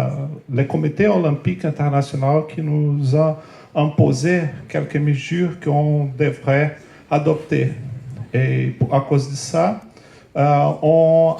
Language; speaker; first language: French; non-native, fluent; Portuguese